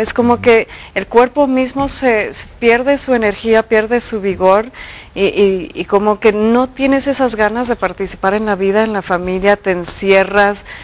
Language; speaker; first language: Spanish; early bilingual, other home language; English